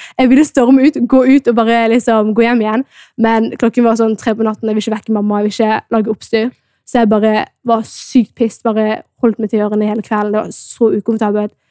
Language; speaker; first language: Norwegian; early bilingual, other home language; Amharic